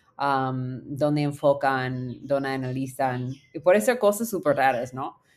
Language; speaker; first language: Spanish; non-native, fluent; English